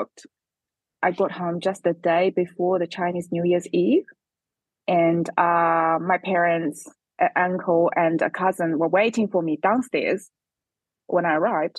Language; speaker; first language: English; non-native, fluent; Chinese